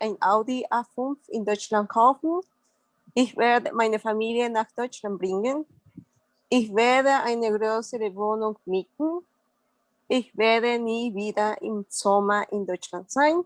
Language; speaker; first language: German; non-native, learner; Spanish